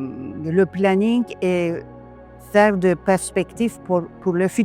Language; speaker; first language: French; non-native, learner; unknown